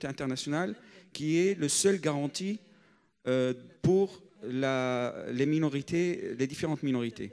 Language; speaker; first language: French; non-native, fluent; Arabic